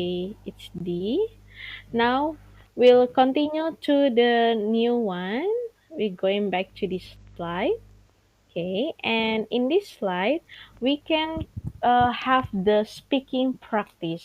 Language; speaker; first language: English; non-native, fluent; Indonesian